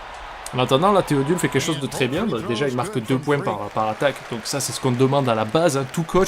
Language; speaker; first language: French; native; French